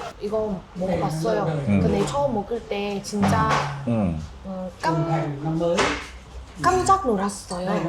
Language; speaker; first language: Korean; non-native, learner; Vietnamese